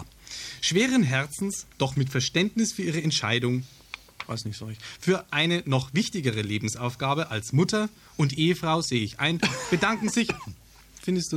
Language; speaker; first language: German; native; German